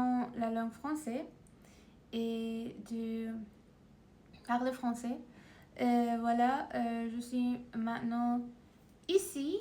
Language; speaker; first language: French; non-native, learner; Persian